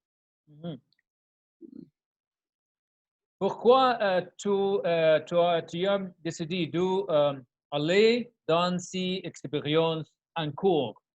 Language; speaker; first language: French; non-native, learner; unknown